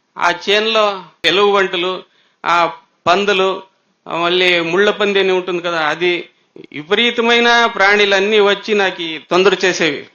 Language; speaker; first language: Telugu; native; Telugu